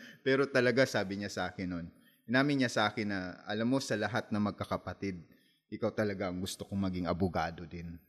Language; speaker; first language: Filipino; non-native, local second language; Masbatenyo